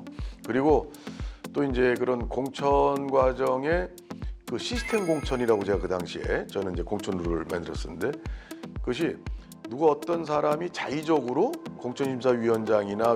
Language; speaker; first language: Korean; native; Korean